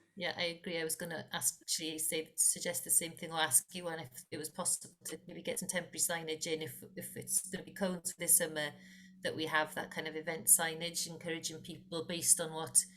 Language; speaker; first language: English; non-native, local second language; Welsh